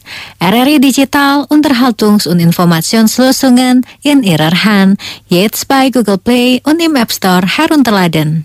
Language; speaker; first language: German; non-native, fluent; Indonesian